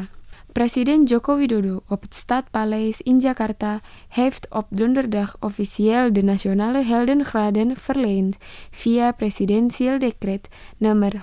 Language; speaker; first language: Dutch; non-native, fluent; Indonesian